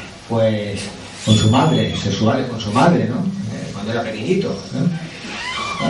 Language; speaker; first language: Spanish; native; Spanish